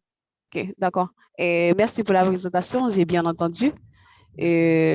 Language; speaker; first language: French; non-native, local second language; Haitian Creole